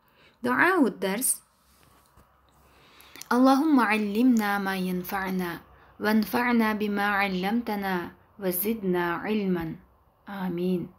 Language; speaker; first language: Arabic; non-native, fluent; Kyrgyz